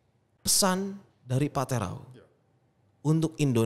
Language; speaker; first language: Indonesian; native; Indonesian